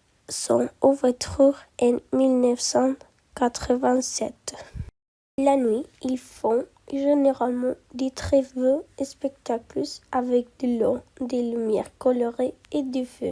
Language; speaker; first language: French; non-native, learner; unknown